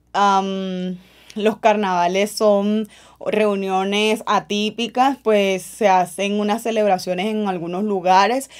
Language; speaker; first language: Spanish; native; Spanish